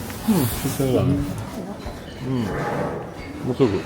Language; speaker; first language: Japanese; non-native, fluent; French